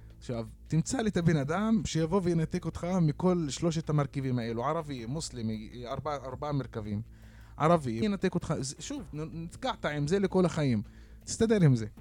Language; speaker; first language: Hebrew; non-native, local second language; Arabic